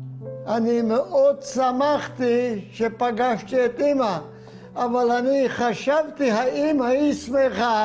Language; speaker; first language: Hebrew; non-native, fluent; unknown